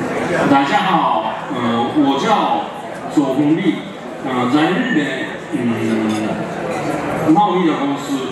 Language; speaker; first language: Chinese; non-native, learner; Japanese